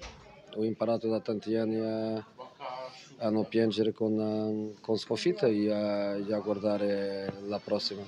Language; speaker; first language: Italian; non-native, fluent; Portuguese